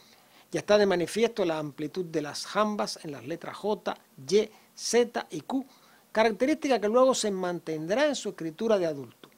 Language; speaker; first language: Spanish; native; Spanish